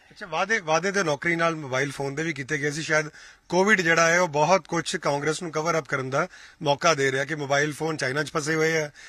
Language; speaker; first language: Punjabi; native; Punjabi